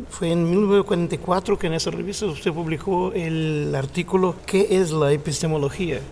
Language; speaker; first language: Spanish; non-native, fluent; Portuguese